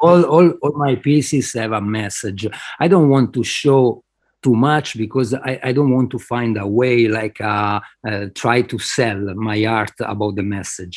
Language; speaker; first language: English; non-native, fluent; Spanish